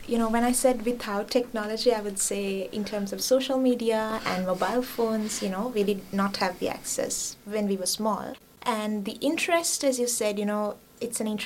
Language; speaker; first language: English; non-native, local second language; Sinhala